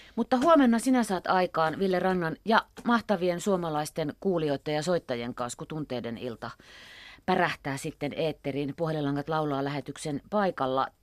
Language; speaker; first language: Finnish; native; Finnish